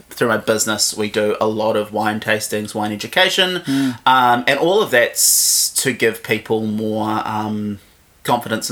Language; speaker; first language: English; native; English